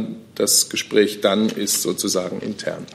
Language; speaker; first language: German; native; German